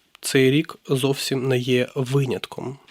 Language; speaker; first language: Ukrainian; native; Ukrainian